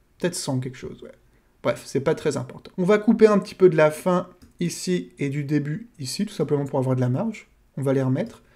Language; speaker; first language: French; native; French